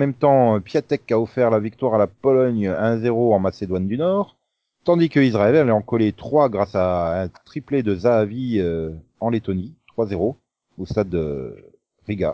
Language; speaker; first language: French; native; French